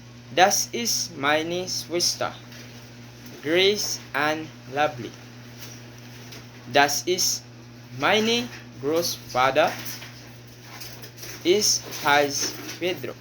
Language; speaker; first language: German; non-native, learner; Cebuano